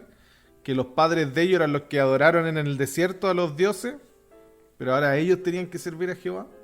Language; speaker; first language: Spanish; native; Spanish